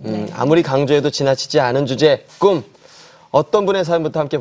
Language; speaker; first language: Korean; native; Korean